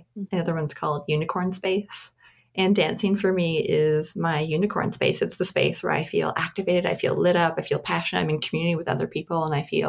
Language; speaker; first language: English; native; English